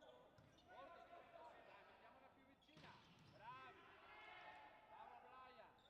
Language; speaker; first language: Italian; native; Italian